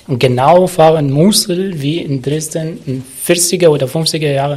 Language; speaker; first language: German; non-native, learner; Arabic